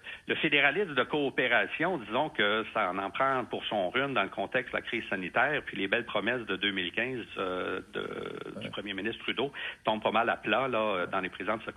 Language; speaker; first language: French; native; French